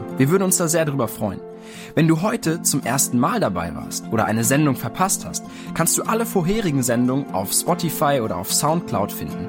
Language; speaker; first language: German; native; German